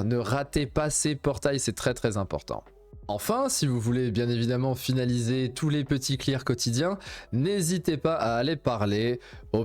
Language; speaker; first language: French; native; French